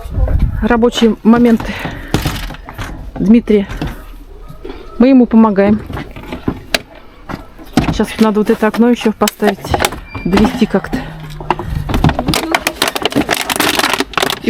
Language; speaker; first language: Russian; native; Russian